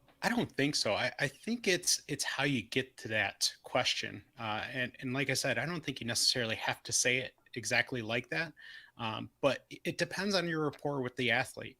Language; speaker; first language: English; native; English